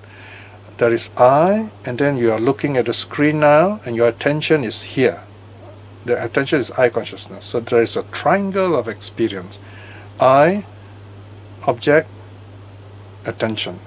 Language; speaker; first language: English; native; English